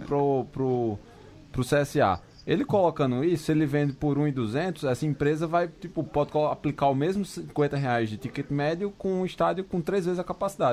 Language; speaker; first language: Portuguese; native; Portuguese